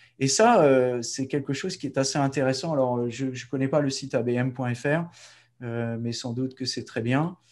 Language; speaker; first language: French; native; French